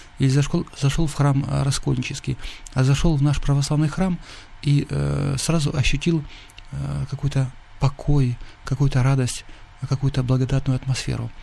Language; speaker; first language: Russian; native; Russian